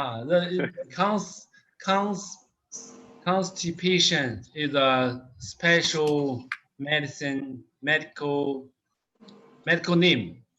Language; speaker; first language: English; non-native, learner; Chinese